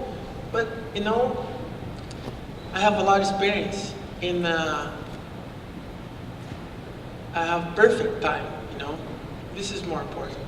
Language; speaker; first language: English; non-native, learner; Portuguese